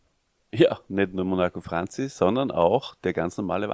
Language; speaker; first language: German; native; German